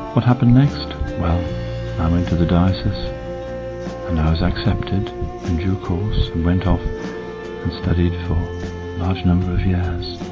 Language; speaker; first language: English; native; English